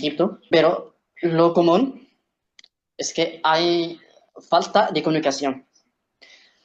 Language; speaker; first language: Spanish; non-native, learner; Arabic